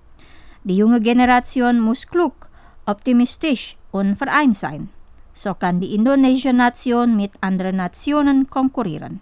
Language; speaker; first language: German; non-native, fluent; Indonesian